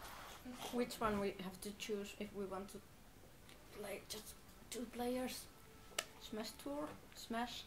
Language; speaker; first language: English; non-native, fluent; Finnish